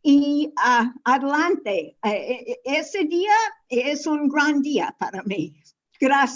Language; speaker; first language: Spanish; non-native, fluent; English